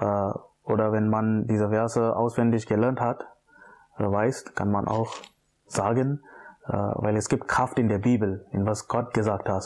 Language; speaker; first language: German; non-native, fluent; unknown